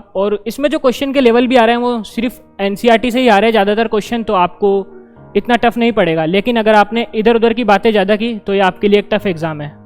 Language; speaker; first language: Hindi; native; Hindi